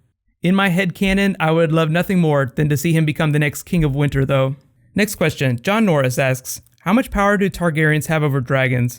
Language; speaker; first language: English; native; English